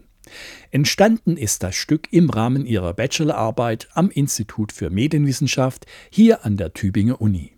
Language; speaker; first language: German; native; German